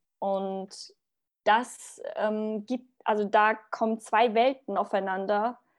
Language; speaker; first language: German; early bilingual, other home language; Bosnian